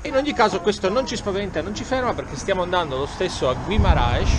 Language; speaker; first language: Italian; native; Italian